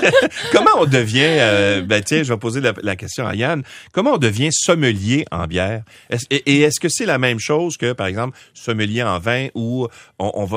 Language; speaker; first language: French; native; French